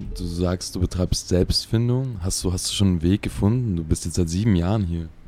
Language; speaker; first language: German; native; German